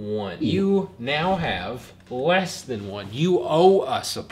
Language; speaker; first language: English; native; English